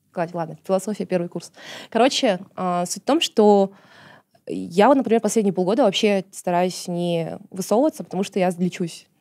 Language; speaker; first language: Russian; non-native, local second language; Kazakh